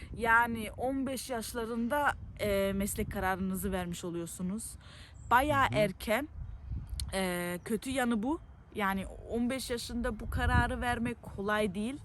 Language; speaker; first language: Turkish; early bilingual, heritage; Turkish